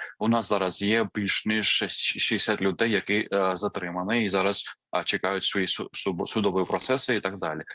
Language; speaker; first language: Ukrainian; non-native, fluent; Georgian